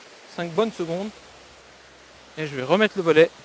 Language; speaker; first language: French; native; French